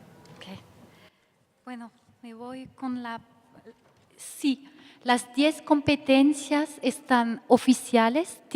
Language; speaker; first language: Spanish; non-native, fluent; French